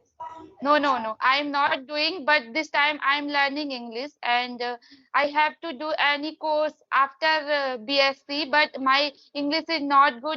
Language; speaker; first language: English; non-native, learner; Hindi